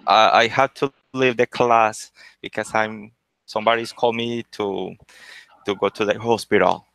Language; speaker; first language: English; non-native, learner; Spanish